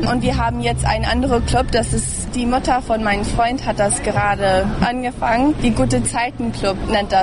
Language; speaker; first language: German; early bilingual, heritage; English